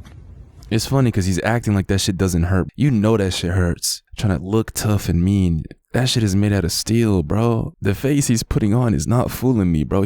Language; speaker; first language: English; native; English